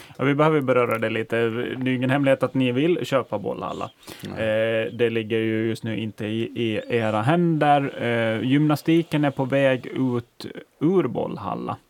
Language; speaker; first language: Swedish; native; Swedish